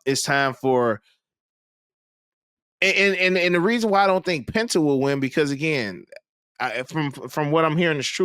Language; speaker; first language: English; native; English